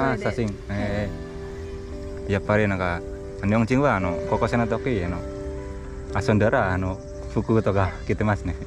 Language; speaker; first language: Japanese; non-native, learner; Indonesian